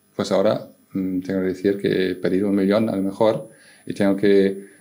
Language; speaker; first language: Spanish; non-native, fluent; German